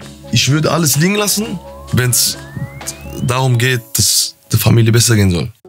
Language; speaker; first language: German; early bilingual, other home language; Turkish